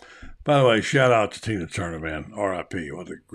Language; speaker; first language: English; native; English